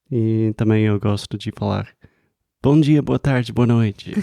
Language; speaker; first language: Portuguese; non-native, fluent; English